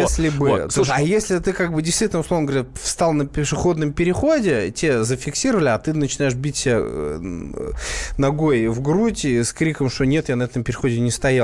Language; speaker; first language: Russian; native; Russian